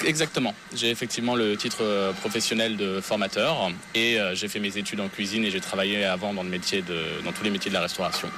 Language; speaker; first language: French; native; French